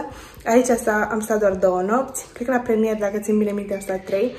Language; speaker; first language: Romanian; native; Romanian